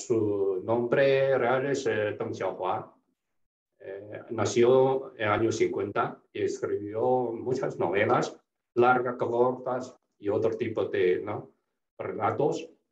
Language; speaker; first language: Spanish; non-native, fluent; Chinese